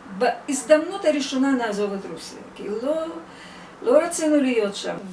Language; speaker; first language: Hebrew; non-native, fluent; Russian